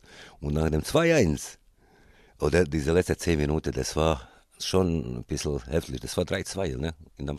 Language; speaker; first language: German; non-native, fluent; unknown